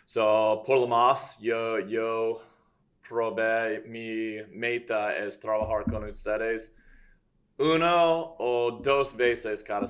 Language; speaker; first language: Spanish; non-native, fluent; English